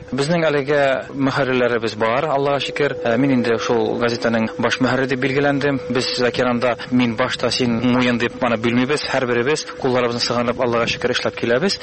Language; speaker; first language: Tatar; native; Tatar